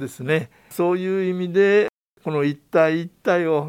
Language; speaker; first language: Japanese; native; Japanese